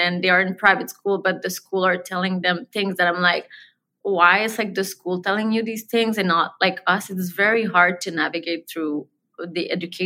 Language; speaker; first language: English; non-native, fluent; French